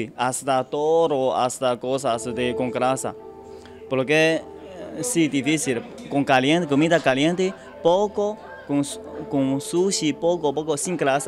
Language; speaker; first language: Spanish; non-native, learner; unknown